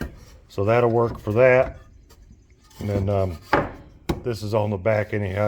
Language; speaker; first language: English; native; English